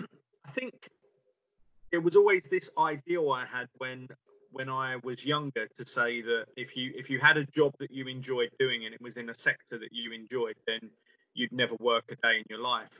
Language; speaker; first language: English; native; English